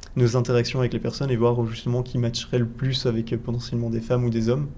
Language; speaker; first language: French; native; French